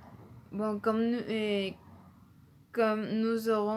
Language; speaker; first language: French; non-native, learner; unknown